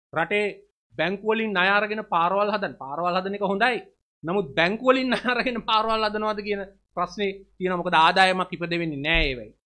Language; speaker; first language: Sinhala; native; Sinhala